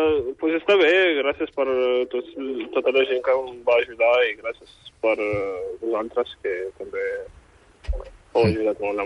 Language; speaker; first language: Catalan; non-native, fluent; Ukrainian